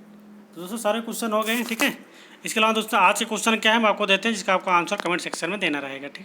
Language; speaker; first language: Hindi; native; Hindi